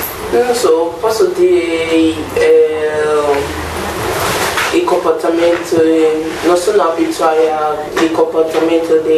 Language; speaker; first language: Italian; non-native, learner; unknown